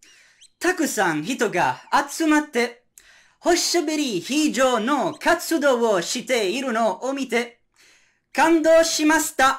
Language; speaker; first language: Japanese; non-native, learner; Italian